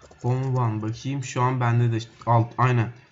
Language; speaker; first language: Turkish; native; Turkish